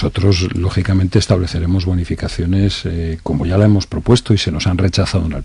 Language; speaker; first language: Spanish; native; Spanish